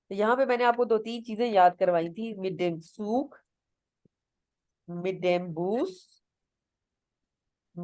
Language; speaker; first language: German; non-native, fluent; Urdu